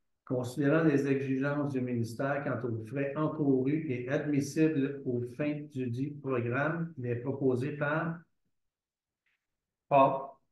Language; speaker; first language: French; native; French